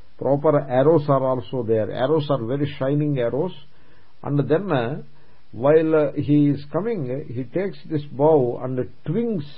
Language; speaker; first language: English; non-native, local second language; Telugu